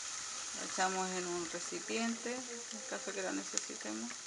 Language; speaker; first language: Spanish; native; Spanish